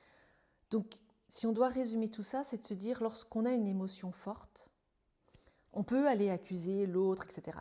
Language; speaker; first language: French; native; French